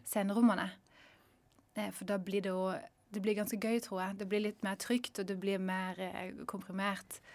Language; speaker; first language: Norwegian; native; Norwegian